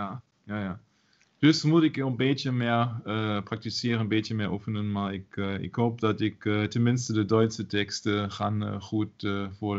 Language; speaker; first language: Dutch; non-native, learner; German